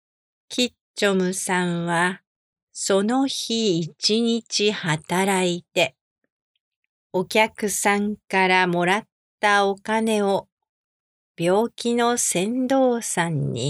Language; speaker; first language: Japanese; native; Japanese